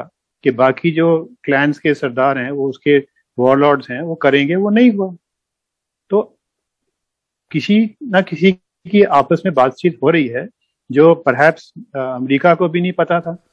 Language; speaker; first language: Hindi; native; Hindi